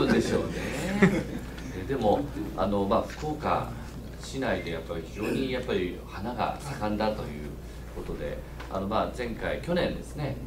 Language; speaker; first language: Japanese; native; Japanese